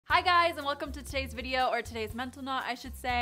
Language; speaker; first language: English; native; English